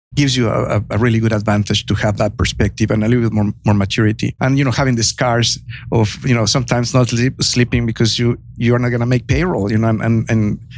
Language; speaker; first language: English; non-native, fluent; Spanish